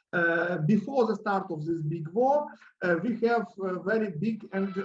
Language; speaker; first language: English; non-native, learner; Russian